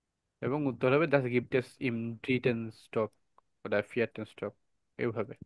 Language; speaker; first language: German; non-native, learner; Bangla